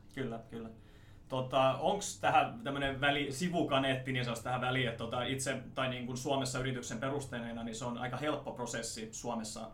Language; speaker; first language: Finnish; native; Finnish